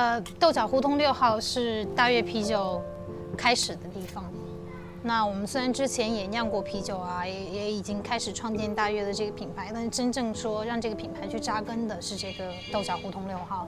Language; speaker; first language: Chinese; native; Chinese